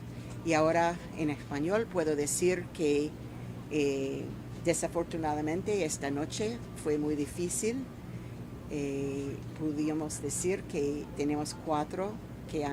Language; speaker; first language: Spanish; non-native, fluent; English